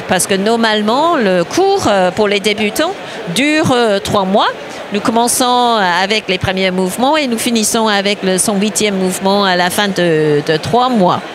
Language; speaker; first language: French; non-native, fluent; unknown